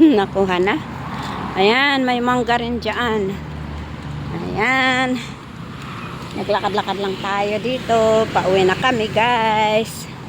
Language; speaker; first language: Filipino; non-native, local second language; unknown